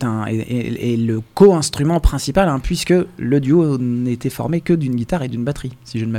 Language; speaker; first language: French; native; French